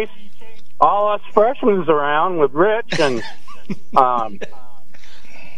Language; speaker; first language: English; native; English